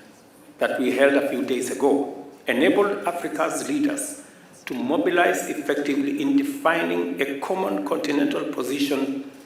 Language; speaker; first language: English; non-native, local second language; Swahili